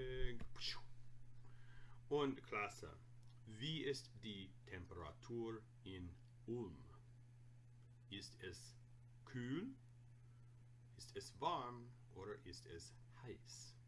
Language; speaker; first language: German; non-native, fluent; English